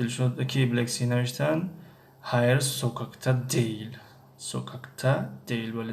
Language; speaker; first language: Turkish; non-native, fluent; Tajik